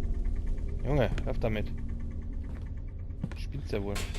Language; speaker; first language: German; native; German